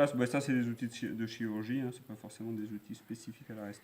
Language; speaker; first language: French; native; French